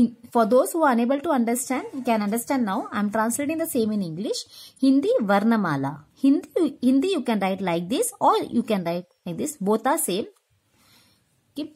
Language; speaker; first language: English; non-native, local second language; Tamil